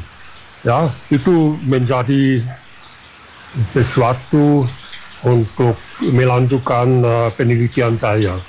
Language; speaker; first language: Indonesian; non-native, fluent; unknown